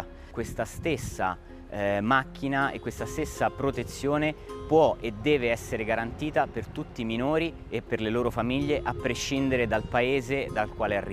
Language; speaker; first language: Italian; native; Italian